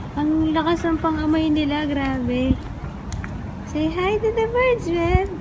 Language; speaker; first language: Filipino; native; Filipino